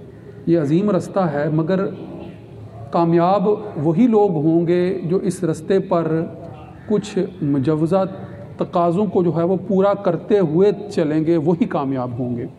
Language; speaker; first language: Urdu; native; Urdu